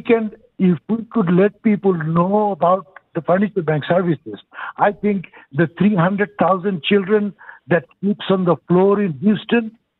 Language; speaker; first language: English; non-native, local second language; Bangla